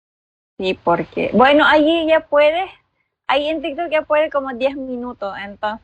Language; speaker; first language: Spanish; non-native, learner; Filipino